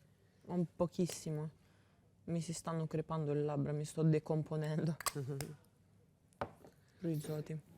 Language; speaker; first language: Italian; early bilingual, other home language; Albanian